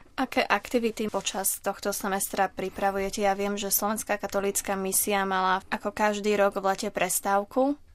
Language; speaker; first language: Slovak; native; Slovak